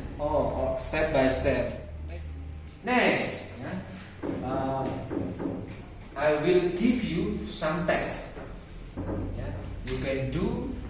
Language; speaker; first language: English; non-native, learner; Indonesian